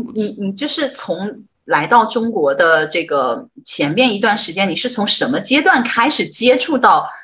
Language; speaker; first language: Chinese; native; Chinese